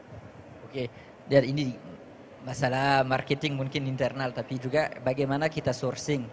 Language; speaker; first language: Indonesian; non-native, fluent; French